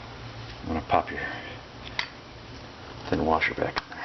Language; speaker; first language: English; native; English